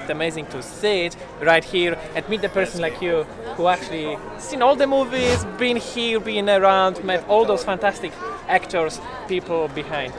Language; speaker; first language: English; non-native, fluent; Polish